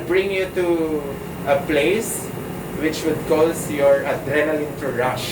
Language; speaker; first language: English; non-native, local second language; Filipino